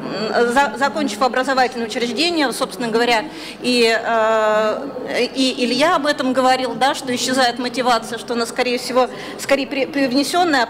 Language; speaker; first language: Russian; native; Russian